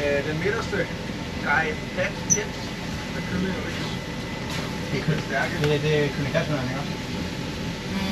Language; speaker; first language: Danish; native; Danish